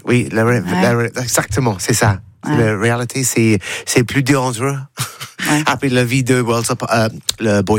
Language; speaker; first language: French; non-native, learner; English